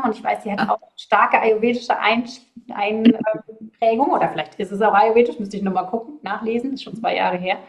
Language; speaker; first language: German; native; German